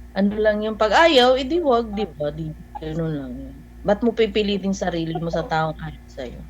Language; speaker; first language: Filipino; non-native, local second language; Waray